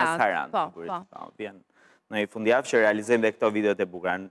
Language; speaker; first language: Albanian; native; Albanian